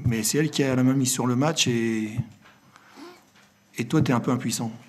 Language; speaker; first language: French; native; French